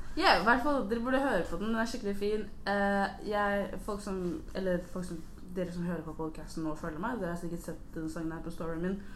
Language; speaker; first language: Norwegian; early bilingual, other home language; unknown